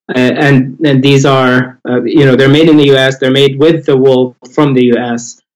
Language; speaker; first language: English; non-native, fluent; Arabic